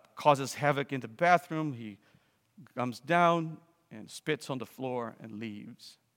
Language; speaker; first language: English; non-native, fluent; Portuguese